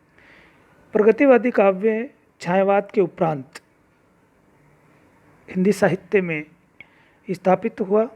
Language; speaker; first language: Hindi; native; Hindi